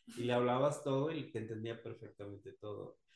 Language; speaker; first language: Spanish; native; Spanish